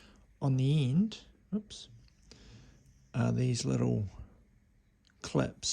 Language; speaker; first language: English; native; English